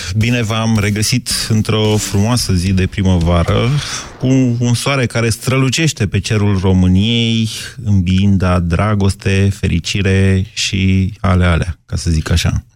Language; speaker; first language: Romanian; native; Romanian